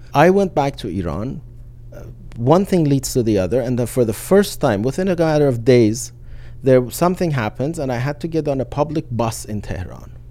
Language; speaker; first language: English; non-native, fluent; Persian